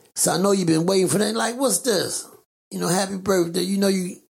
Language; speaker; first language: English; native; English